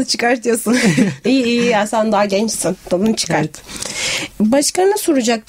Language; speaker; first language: Turkish; non-native, fluent; Arabic